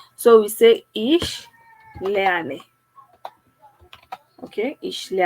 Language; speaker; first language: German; non-native, fluent; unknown